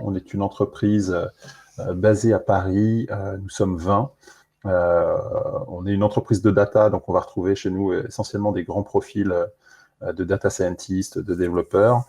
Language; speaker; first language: French; native; French